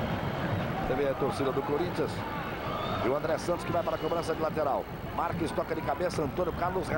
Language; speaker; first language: Portuguese; native; Portuguese